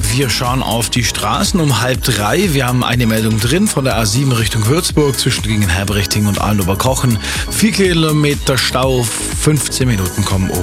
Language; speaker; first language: German; native; German